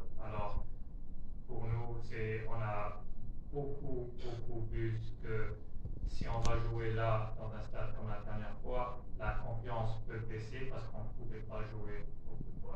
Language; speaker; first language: French; non-native, fluent; German